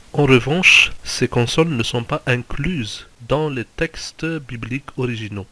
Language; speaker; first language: French; native; French